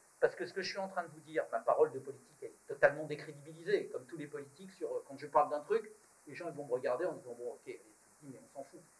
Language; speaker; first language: French; native; French